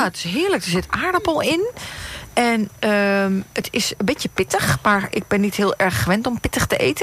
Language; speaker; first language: Dutch; native; Dutch